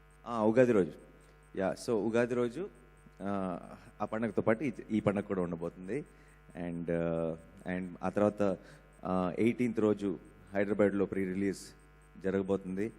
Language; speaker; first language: Telugu; native; Telugu